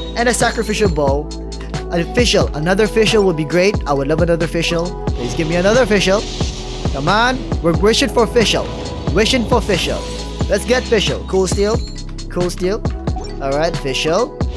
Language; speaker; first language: English; non-native, local second language; Filipino